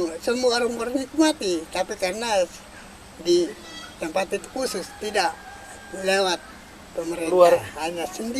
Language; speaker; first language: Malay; non-native, local second language; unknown